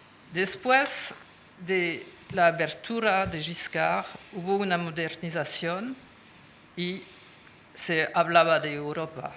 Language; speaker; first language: Spanish; non-native, fluent; French